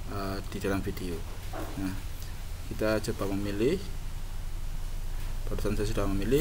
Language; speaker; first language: Indonesian; native; Indonesian